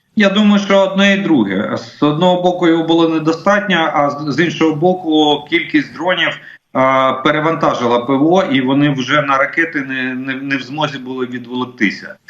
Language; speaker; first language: Ukrainian; non-native, local second language; Russian